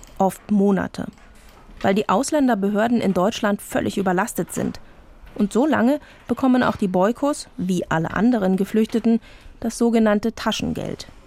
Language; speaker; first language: German; native; German